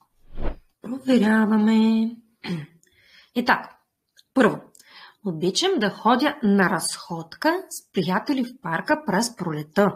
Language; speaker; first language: Bulgarian; non-native, fluent; Russian